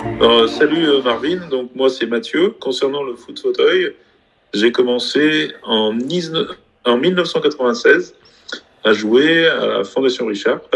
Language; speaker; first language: French; native; French